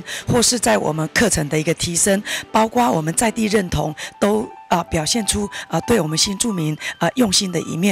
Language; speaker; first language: Chinese; native; Chinese